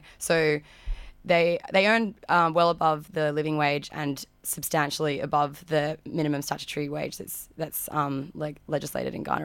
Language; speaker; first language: English; native; English